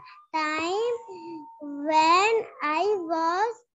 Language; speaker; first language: English; non-native, learner; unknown